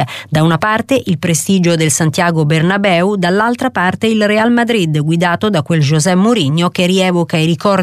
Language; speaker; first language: Italian; native; Italian